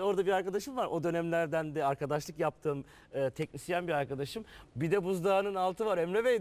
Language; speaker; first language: Turkish; native; Turkish